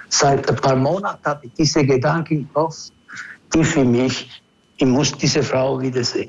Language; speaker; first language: German; non-native, learner; Italian